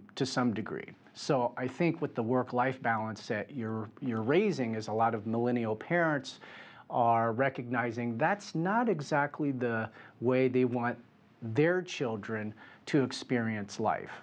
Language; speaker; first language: English; native; English